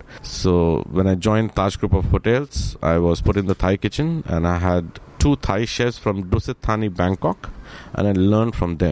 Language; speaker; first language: English; non-native, local second language; Hindi